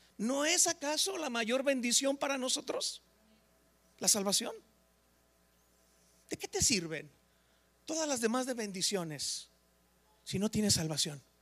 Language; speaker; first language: Spanish; native; Spanish